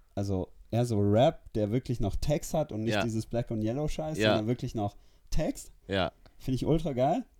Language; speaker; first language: German; early bilingual, heritage; German